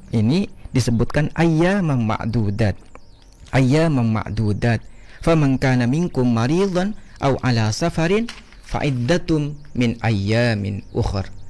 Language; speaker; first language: Indonesian; non-native, local second language; Madurese